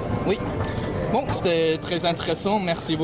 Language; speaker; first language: French; non-native, fluent; English